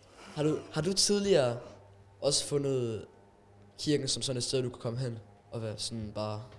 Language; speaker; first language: Danish; non-native, local second language; German